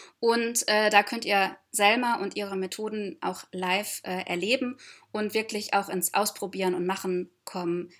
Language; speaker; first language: German; native; German